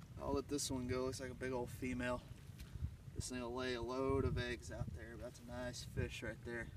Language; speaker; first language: English; native; English